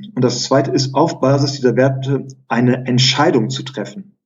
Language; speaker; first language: German; early bilingual, other home language; Greek